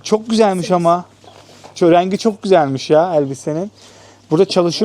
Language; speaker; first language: Turkish; native; Turkish